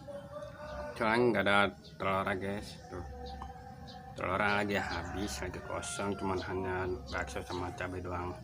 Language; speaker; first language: Indonesian; native; Indonesian